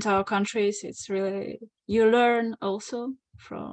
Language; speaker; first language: English; non-native, fluent; Russian